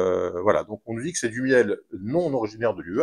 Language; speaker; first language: French; native; French